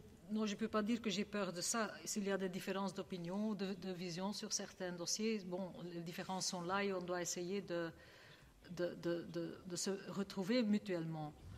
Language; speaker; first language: French; non-native, local second language; Dutch